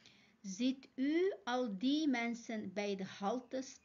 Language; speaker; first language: Dutch; non-native, fluent; Uyghur